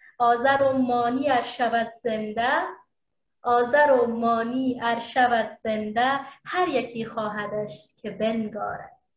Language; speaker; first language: Persian; native; Persian